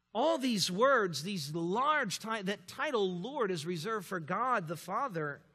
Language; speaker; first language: English; native; English